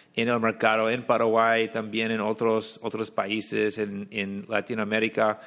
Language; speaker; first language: Spanish; non-native, fluent; English